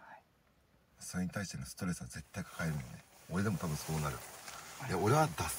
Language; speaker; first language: Japanese; native; Japanese